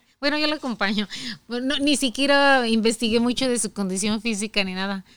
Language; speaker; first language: Spanish; native; Spanish